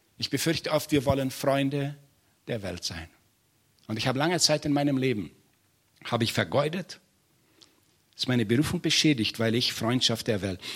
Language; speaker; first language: German; non-native, fluent; Portuguese